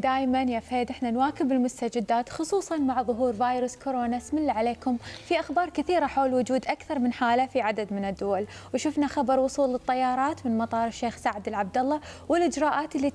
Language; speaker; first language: Arabic; native; Arabic